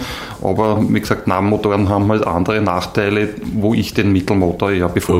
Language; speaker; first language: German; native; German